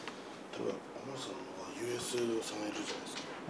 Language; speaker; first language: Japanese; non-native, fluent; Tuvinian